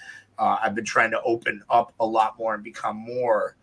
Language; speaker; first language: English; native; English